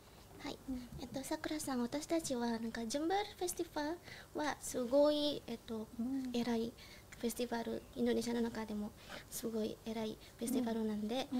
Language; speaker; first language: Japanese; non-native, learner; Indonesian